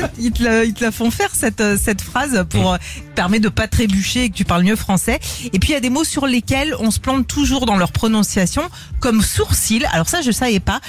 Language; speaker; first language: French; native; French